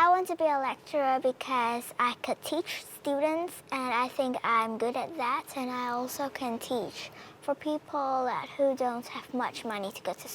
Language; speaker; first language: English; non-native, fluent; Vietnamese